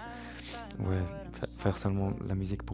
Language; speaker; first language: French; non-native, learner; German